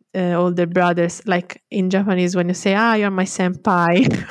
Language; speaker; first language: English; non-native, fluent; Italian